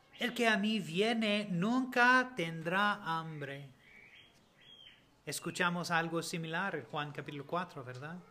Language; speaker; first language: Spanish; non-native, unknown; English